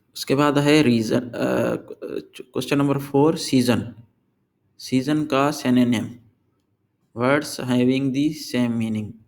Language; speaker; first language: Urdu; non-native, local second language; Sindhi